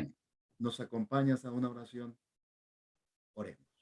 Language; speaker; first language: Spanish; native; Spanish